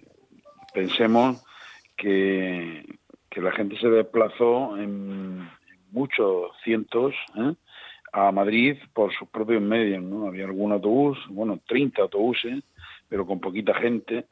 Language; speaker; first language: Spanish; native; Spanish